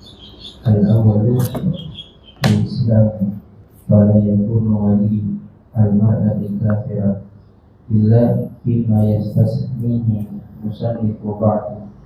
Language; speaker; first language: Arabic; non-native, learner; Indonesian